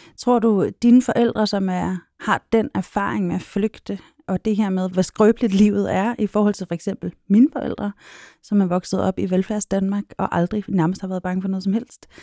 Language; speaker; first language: Danish; native; Danish